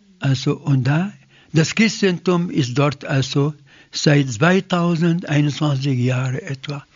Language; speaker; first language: German; non-native, fluent; Arabic